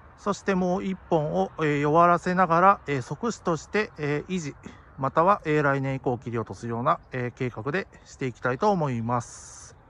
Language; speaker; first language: Japanese; native; Japanese